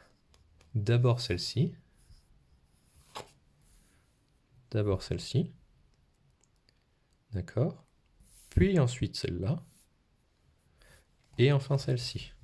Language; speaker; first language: French; native; French